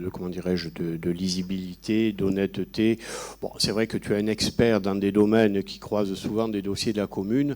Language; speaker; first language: French; native; French